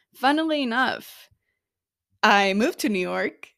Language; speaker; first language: English; non-native, fluent; Norwegian